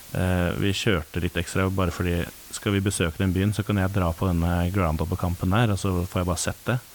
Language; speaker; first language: Norwegian; native; Norwegian